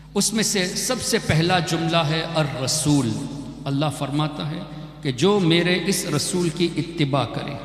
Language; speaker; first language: Urdu; non-native, fluent; Memoni